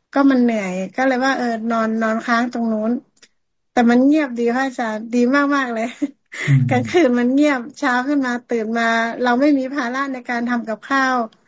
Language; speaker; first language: Thai; native; Thai